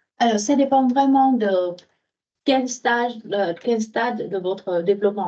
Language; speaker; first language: French; non-native, fluent; Vietnamese